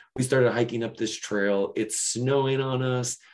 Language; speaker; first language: English; native; English